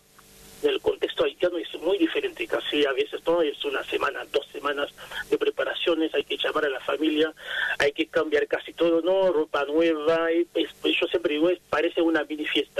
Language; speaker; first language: Spanish; non-native, fluent; Haitian Creole